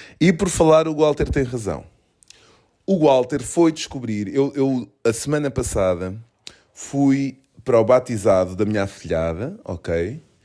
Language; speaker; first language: Portuguese; early bilingual, other home language; Kabuverdianu